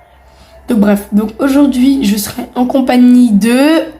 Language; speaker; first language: French; native; French